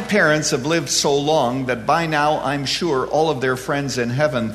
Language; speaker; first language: English; native; English